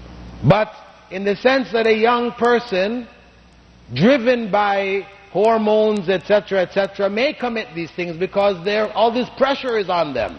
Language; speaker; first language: English; non-native, fluent; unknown